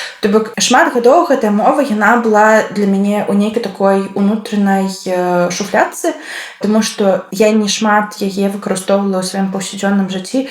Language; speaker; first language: Belarusian; non-native, local second language; Russian